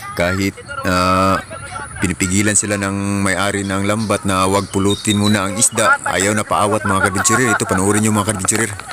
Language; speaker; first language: Filipino; non-native, local second language; Cebuano